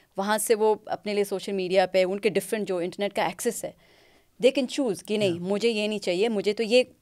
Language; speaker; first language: Urdu; non-native, local second language; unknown